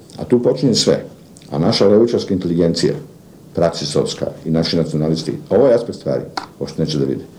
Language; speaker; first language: Serbian; native; Serbian